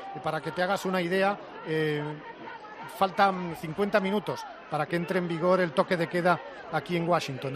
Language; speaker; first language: Spanish; native; Spanish